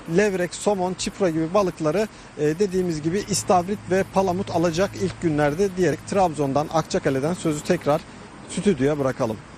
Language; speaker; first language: Turkish; native; Turkish